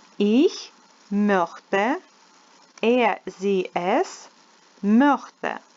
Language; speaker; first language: German; non-native, fluent; Ukrainian